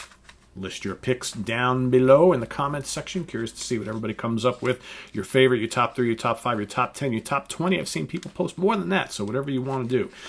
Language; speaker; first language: English; native; English